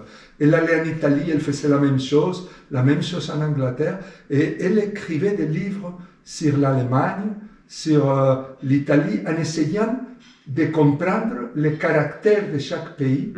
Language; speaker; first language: French; non-native, fluent; Spanish